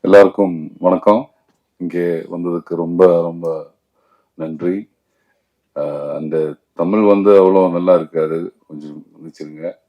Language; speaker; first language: Tamil; non-native, learner; Malayalam